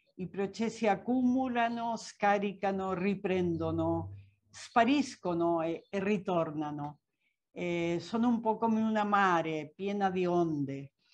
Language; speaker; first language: Italian; non-native, fluent; Spanish